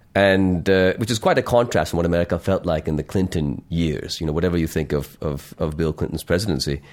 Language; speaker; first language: English; non-native, local second language; Urdu